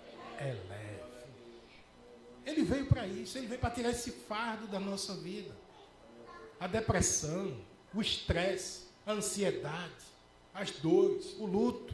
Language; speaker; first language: Portuguese; native; Portuguese